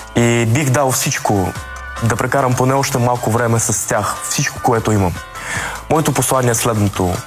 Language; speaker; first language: Bulgarian; early bilingual, other home language; Russian